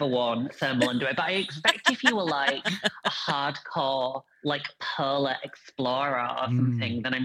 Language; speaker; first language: English; native; English